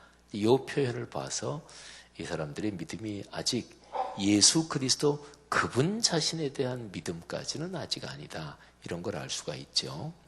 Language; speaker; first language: Korean; native; Korean